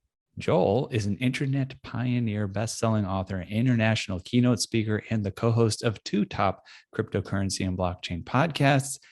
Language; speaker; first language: English; native; English